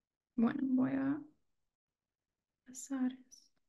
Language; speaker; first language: Spanish; non-native, learner; English